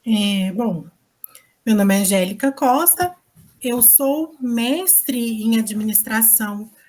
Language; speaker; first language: Portuguese; native; Portuguese